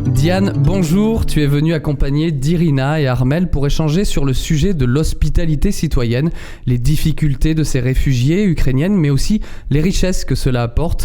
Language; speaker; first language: French; native; French